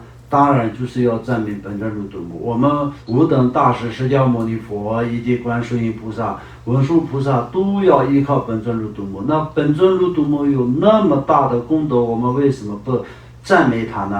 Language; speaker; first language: Chinese; non-native, local second language; Tibetan